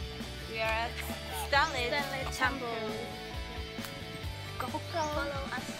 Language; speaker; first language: English; non-native, learner; Thai